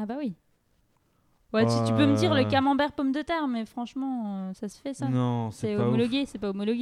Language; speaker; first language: French; native; French